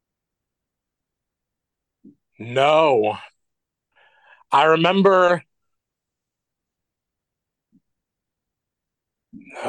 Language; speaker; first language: English; native; English